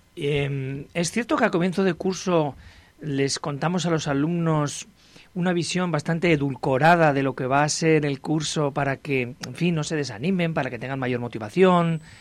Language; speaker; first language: Spanish; native; Spanish